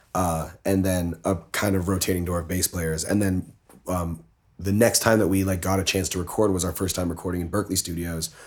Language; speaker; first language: English; native; English